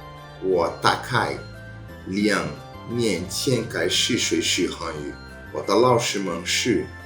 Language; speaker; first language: Chinese; non-native, learner; Portuguese